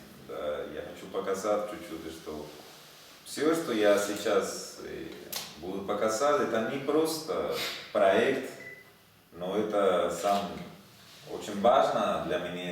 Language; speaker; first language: Russian; non-native, learner; Spanish